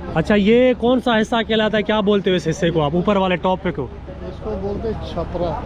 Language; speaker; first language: Urdu; non-native, local second language; Sindhi